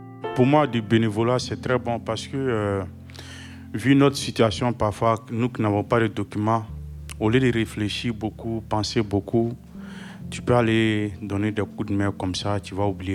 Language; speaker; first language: French; non-native, fluent; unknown